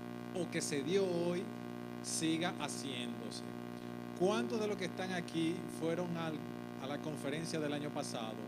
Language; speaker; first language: Spanish; native; Spanish